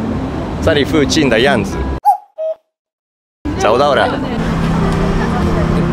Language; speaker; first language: Chinese; non-native, learner; Japanese